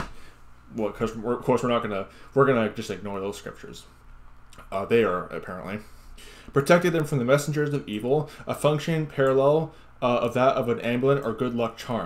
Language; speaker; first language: English; native; English